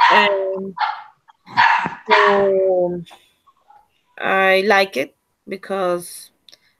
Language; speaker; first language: English; non-native, learner; Spanish